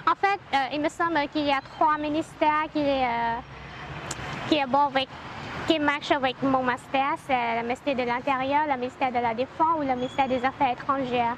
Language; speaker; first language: French; non-native, learner; Khmer